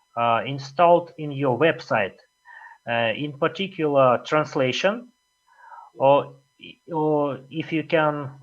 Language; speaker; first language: English; non-native, fluent; Russian